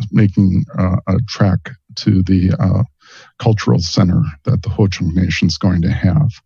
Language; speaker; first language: English; native; English